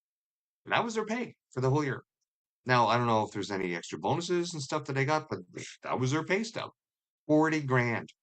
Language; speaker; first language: English; native; English